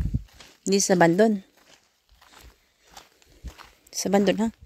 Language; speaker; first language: English; non-native, learner; Filipino